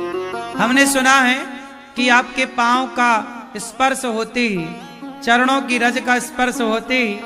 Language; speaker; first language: Hindi; native; Hindi